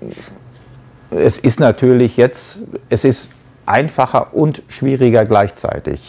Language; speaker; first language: German; native; German